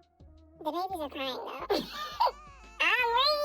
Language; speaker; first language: English; native; English